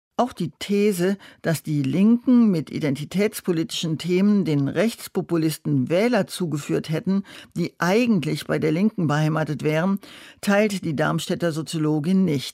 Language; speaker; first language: German; native; German